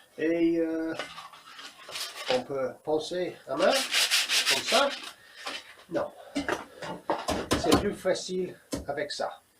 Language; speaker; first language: French; non-native, learner; English